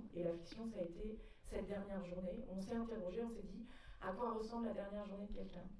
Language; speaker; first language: French; native; French